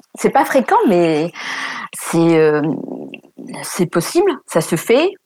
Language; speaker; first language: French; native; French